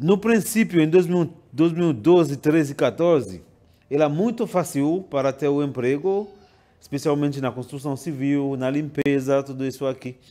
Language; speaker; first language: Portuguese; non-native, fluent; Haitian Creole